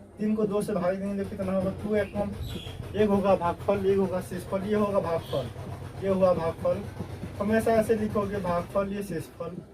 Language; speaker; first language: Hindi; native; Hindi